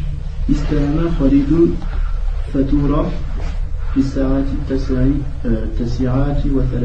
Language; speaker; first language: Arabic; non-native, learner; French